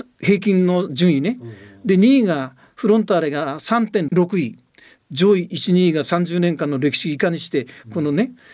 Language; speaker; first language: Japanese; native; Japanese